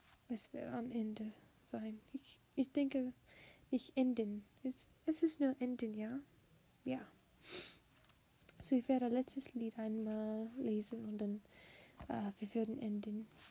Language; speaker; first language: German; non-native, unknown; English